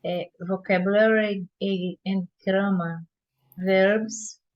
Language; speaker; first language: English; non-native, learner; Portuguese